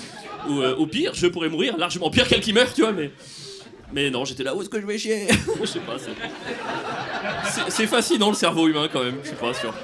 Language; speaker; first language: French; native; French